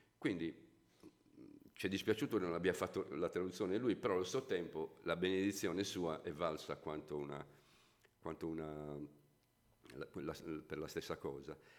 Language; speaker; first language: Italian; native; Italian